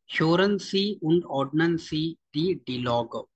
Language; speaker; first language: German; non-native, fluent; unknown